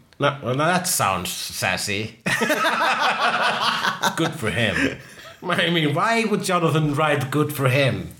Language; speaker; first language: English; non-native, fluent; Icelandic